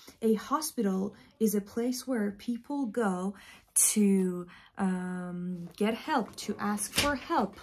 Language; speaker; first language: English; non-native, fluent; Persian